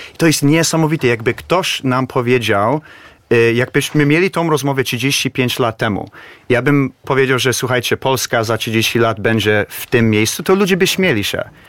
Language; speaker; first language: Polish; early bilingual, heritage; Polish